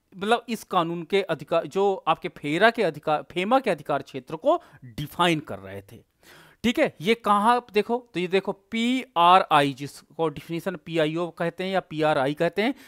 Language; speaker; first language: Hindi; native; Hindi